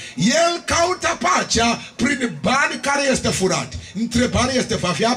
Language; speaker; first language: Romanian; non-native, learner; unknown